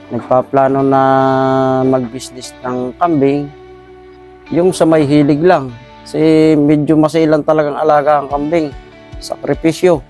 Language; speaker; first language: Filipino; native; Filipino